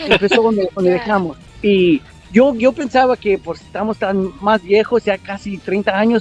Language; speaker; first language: Spanish; early bilingual, heritage; English